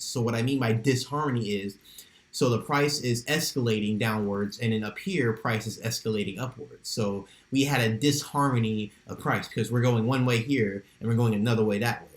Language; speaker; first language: English; native; English